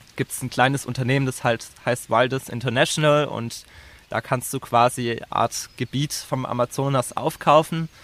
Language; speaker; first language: German; native; German